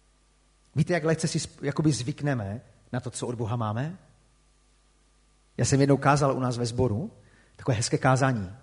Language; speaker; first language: Czech; native; Czech